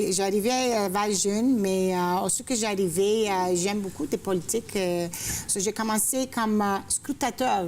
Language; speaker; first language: French; non-native, fluent; Greek